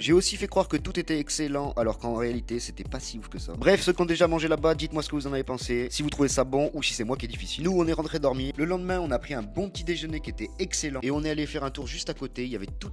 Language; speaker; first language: French; native; French